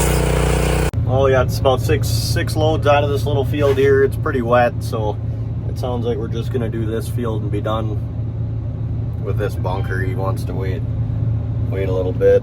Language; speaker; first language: English; native; English